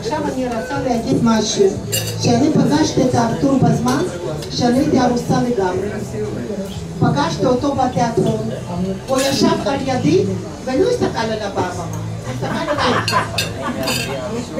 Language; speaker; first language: Hebrew; non-native, fluent; Russian